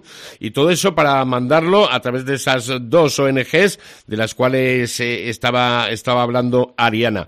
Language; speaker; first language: Spanish; native; Spanish